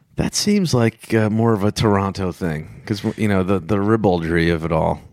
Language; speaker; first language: English; native; English